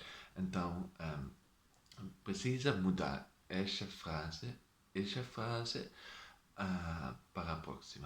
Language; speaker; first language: Portuguese; non-native, learner; Dutch